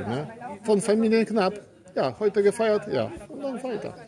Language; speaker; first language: German; non-native, learner; Polish